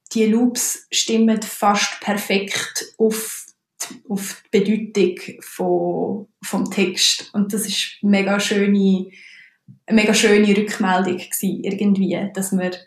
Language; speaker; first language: German; native; German